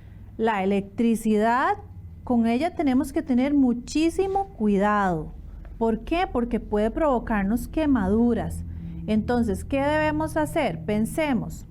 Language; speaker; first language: Spanish; native; Spanish